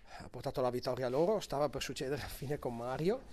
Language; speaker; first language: Italian; native; Italian